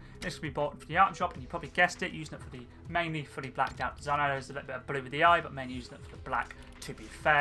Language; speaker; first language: English; native; English